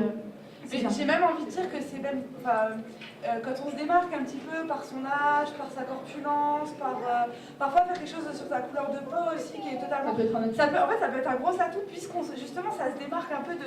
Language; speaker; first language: French; native; French